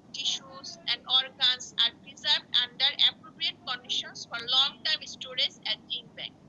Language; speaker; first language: English; non-native, local second language; Bangla